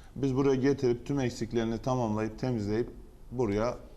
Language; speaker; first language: Turkish; native; Turkish